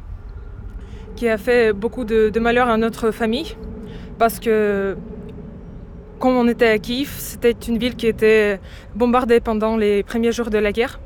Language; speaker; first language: French; non-native, fluent; Ukrainian